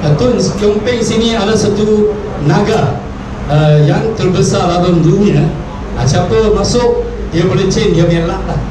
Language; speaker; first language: Malay; non-native, local second language; Chinese